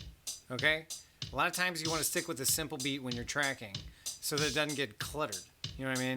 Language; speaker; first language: English; native; English